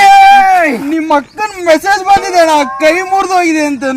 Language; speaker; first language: Kannada; native; Kannada